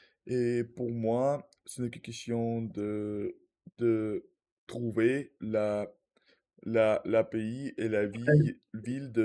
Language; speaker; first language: French; non-native, learner; Russian